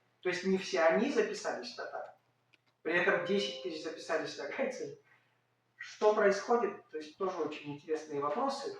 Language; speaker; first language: Russian; native; Russian